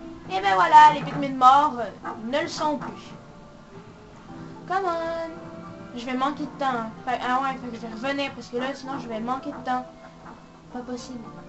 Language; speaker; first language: French; native; French